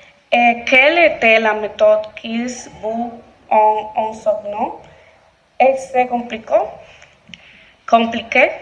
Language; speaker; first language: French; non-native, learner; Spanish